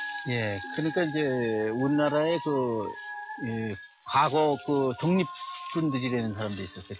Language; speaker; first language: Korean; native; Korean